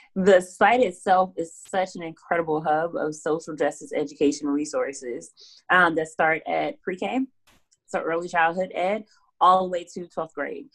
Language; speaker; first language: English; native; English